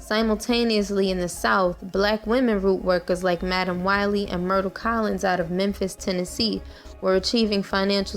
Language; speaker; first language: English; native; English